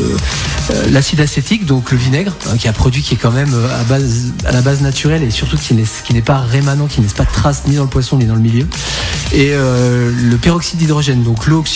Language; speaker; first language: French; native; French